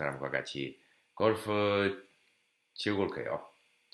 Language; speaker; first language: Korean; non-native, learner; English